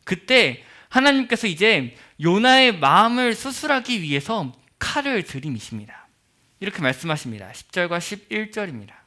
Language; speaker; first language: Korean; native; Korean